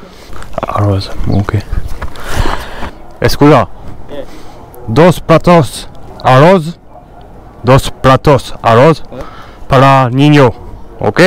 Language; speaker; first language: Spanish; non-native, learner; French